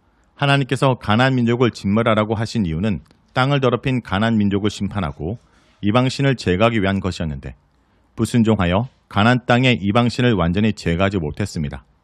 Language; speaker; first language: Korean; native; Korean